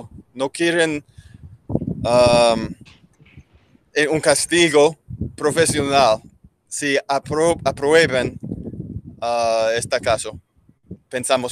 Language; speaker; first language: Spanish; non-native, learner; English